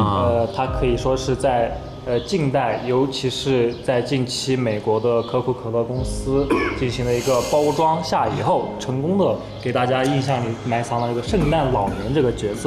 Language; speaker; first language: Chinese; native; Chinese